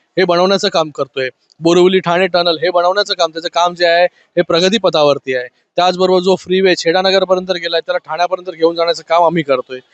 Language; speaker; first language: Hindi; non-native, local second language; Marathi